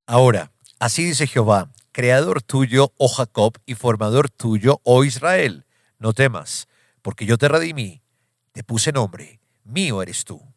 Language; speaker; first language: Spanish; native; Spanish